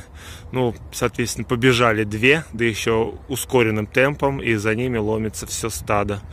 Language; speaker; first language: Russian; native; Russian